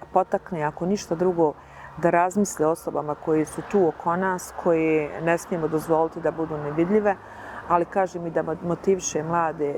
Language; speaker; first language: Bosnian; native; Bosnian